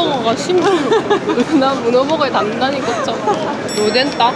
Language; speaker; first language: Korean; native; Korean